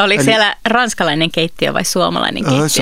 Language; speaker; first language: Finnish; native; Finnish